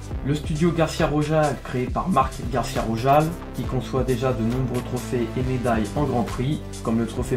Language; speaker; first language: French; native; French